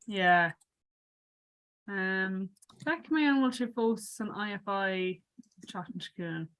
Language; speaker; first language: Irish; non-native, local second language; English